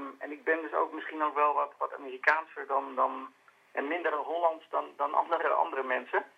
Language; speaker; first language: Dutch; native; Dutch